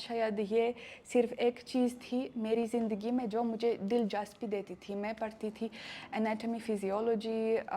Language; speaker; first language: Hindi; non-native, learner; Russian